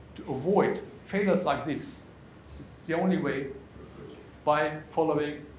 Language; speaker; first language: English; non-native, fluent; German